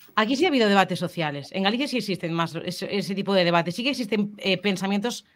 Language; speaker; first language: Spanish; native; Spanish